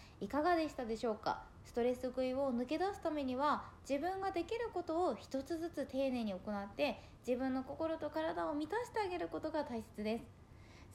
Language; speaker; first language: Japanese; native; Japanese